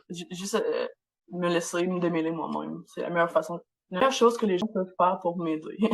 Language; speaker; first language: French; non-native, local second language; English